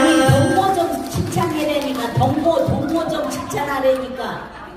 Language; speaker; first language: Korean; native; Korean